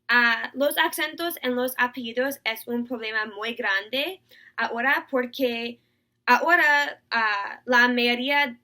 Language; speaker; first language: Spanish; non-native, learner; English